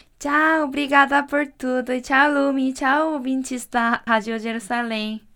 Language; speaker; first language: Portuguese; non-native, fluent; Korean